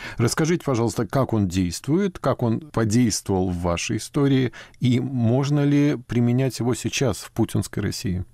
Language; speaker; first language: Russian; native; Russian